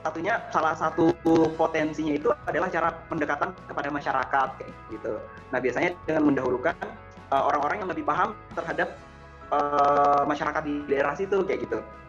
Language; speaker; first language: Indonesian; non-native, local second language; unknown